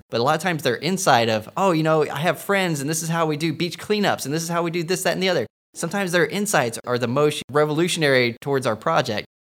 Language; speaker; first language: English; native; English